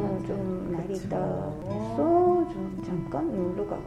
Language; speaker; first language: Korean; non-native, fluent; Japanese